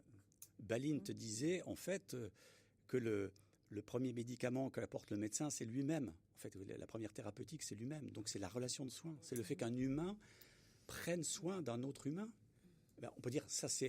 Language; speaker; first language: French; native; French